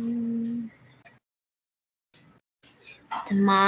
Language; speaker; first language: English; non-native, learner; Spanish